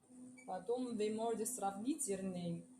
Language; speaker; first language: Russian; non-native, learner; Chinese